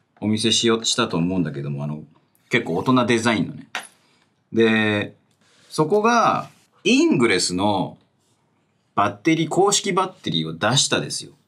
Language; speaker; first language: Japanese; native; Japanese